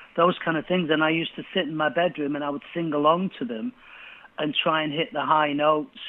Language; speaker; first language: English; native; English